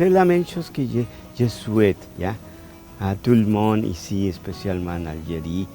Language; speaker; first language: French; non-native, fluent; Spanish